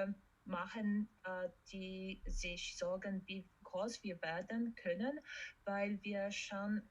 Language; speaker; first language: German; non-native, fluent; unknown